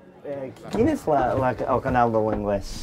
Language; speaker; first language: Catalan; non-native, fluent; English